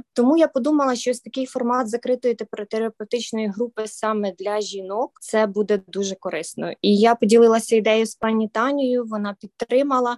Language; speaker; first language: Ukrainian; native; Ukrainian